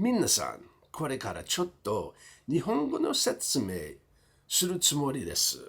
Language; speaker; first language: Japanese; non-native, fluent; English